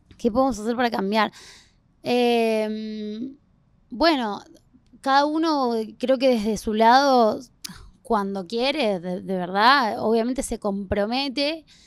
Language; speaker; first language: Spanish; native; Spanish